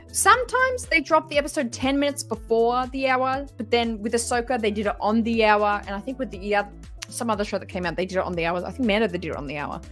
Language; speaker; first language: English; native; English